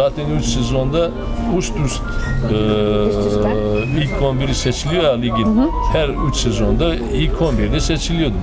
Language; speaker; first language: Turkish; non-native, fluent; Serbian